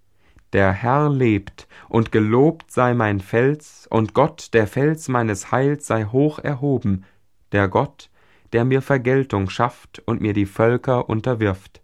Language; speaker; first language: German; native; German